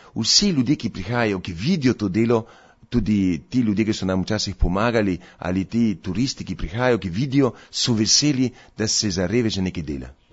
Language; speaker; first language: Slovenian; early bilingual, heritage; Slovenian